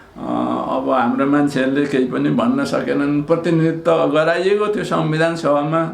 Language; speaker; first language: Nepali; non-native, local second language; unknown